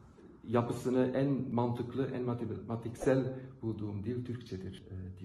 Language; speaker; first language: Turkish; non-native, fluent; Dutch